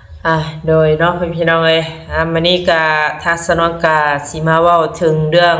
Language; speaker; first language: Thai; non-native, local second language; Lao